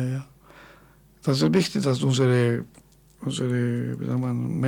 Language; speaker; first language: German; non-native, fluent; Spanish